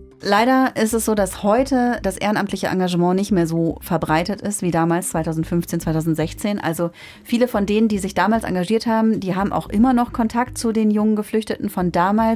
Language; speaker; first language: German; native; German